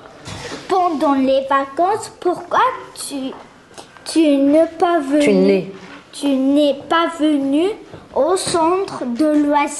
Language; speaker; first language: French; non-native, learner; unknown